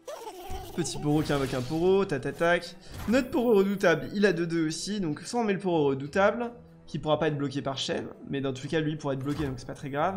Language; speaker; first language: French; native; French